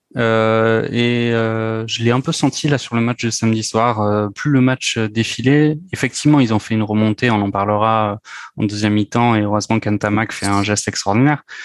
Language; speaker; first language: French; native; French